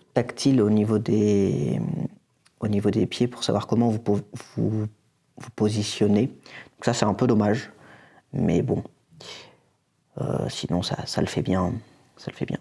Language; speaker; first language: French; native; French